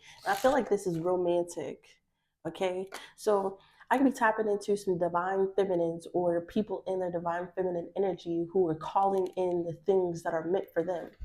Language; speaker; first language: English; native; English